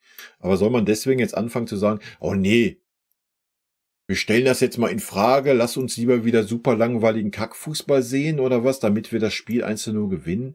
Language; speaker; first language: German; native; German